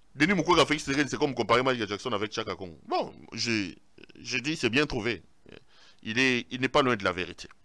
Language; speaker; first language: French; non-native, local second language; Lingala